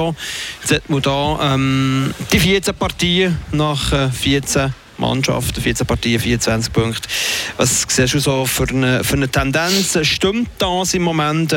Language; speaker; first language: German; native; German